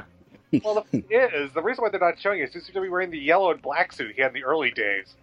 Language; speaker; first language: English; native; English